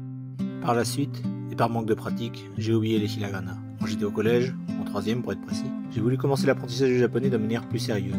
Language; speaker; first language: French; native; French